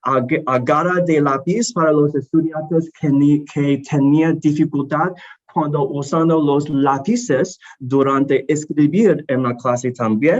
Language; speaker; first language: Spanish; non-native, learner; English